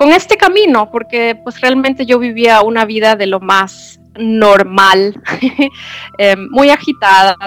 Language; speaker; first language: Spanish; non-native, fluent; German